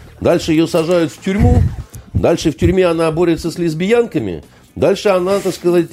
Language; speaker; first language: Russian; native; Russian